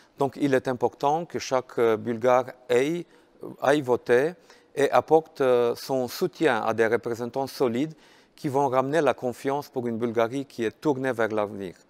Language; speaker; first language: French; non-native, fluent; Romanian